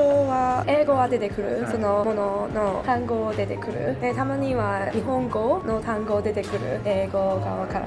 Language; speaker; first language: Japanese; non-native, learner; Chinese